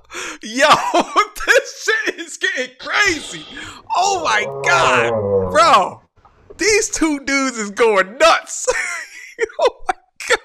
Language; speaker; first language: English; native; English